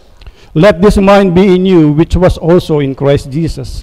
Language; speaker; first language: English; non-native, local second language; Filipino